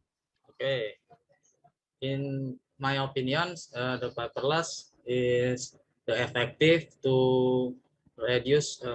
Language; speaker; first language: English; non-native, learner; Indonesian